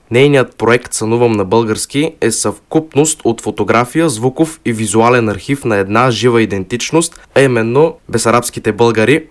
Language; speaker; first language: Bulgarian; native; Bulgarian